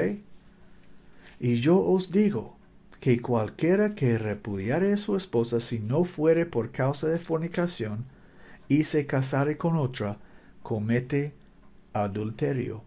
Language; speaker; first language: Spanish; non-native, learner; English